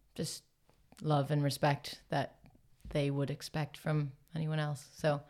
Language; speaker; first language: English; native; English